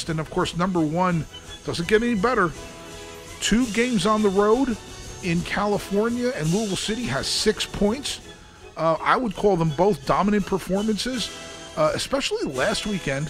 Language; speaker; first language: English; native; English